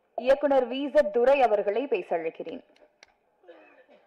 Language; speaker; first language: Tamil; native; Tamil